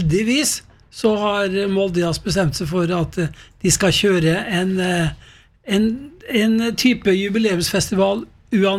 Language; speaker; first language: Norwegian; native; Norwegian